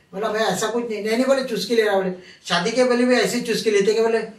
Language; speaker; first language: Hindi; non-native, local second language; Marathi